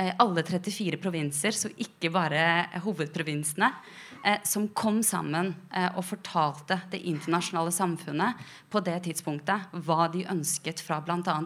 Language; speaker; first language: Norwegian; early bilingual, other home language; Persian